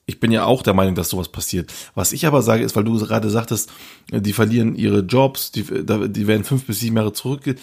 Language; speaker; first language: German; early bilingual, other home language; Turkish